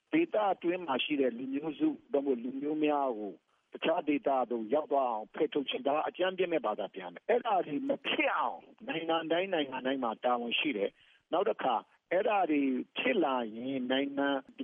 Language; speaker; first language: Burmese; native; Burmese